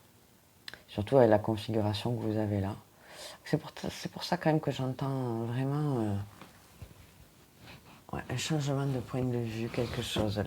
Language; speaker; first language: French; native; French